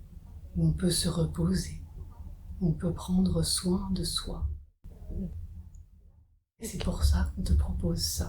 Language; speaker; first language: French; native; French